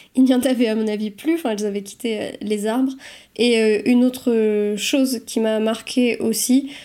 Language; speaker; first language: French; native; French